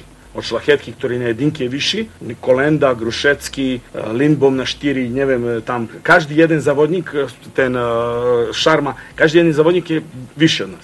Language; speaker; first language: Polish; non-native, fluent; Croatian